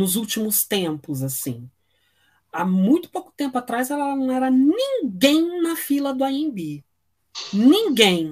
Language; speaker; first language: Portuguese; native; Portuguese